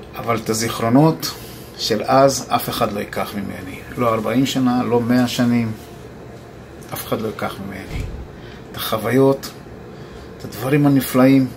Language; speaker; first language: Hebrew; native; Hebrew